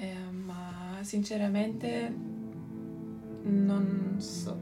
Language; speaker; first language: Italian; non-native, local second language; German